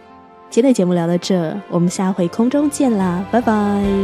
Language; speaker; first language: Chinese; native; Chinese